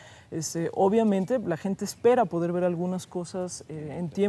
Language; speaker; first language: Spanish; native; Spanish